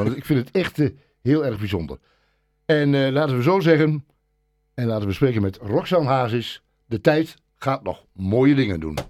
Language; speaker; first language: Dutch; native; Dutch